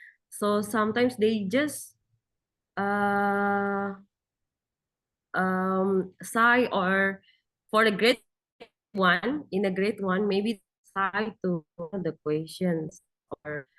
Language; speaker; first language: English; non-native, learner; Indonesian